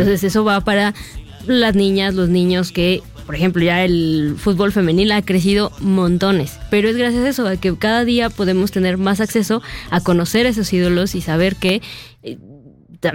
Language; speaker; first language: Spanish; native; Spanish